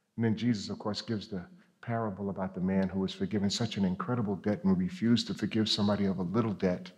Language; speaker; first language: English; native; English